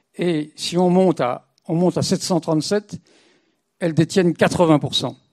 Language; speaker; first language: French; native; French